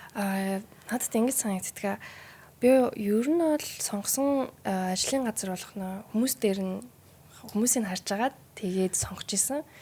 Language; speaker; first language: Mongolian; early bilingual, heritage; Mongolian